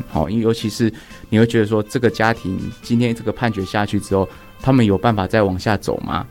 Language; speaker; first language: Chinese; native; Chinese